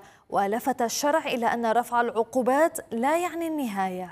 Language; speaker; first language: Arabic; native; Arabic